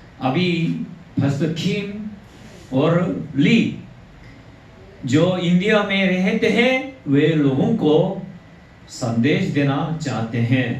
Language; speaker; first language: Hindi; non-native, fluent; Korean